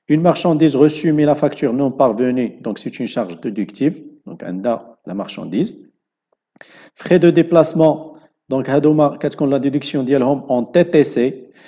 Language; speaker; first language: French; non-native, local second language; Arabic